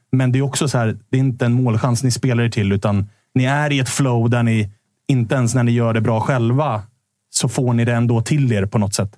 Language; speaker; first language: Swedish; native; Swedish